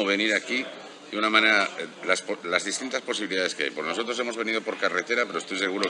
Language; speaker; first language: Spanish; native; Spanish